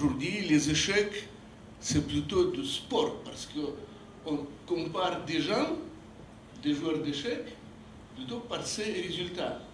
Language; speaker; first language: French; non-native, fluent; Russian